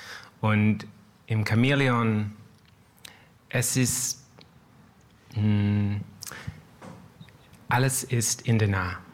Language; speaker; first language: German; non-native, learner; French